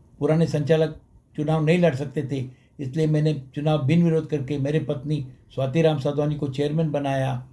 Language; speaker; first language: Hindi; non-native, local second language; Sindhi